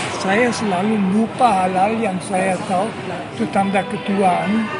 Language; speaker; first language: Indonesian; non-native, fluent; German